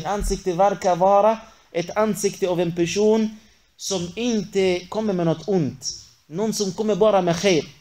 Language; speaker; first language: Swedish; non-native, fluent; Arabic